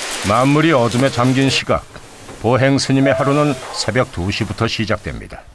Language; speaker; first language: Korean; native; Korean